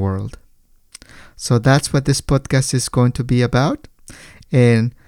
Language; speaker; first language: English; non-native, fluent; Spanish